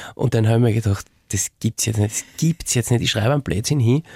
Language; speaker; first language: German; native; German